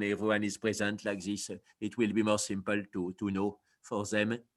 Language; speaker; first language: English; non-native, fluent; French